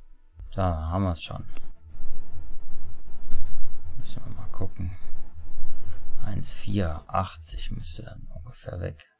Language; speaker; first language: German; native; German